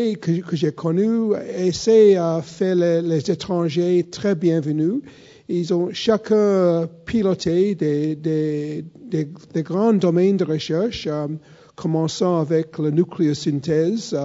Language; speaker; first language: French; non-native, fluent; English